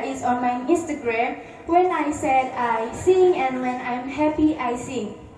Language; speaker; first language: English; non-native, learner; Indonesian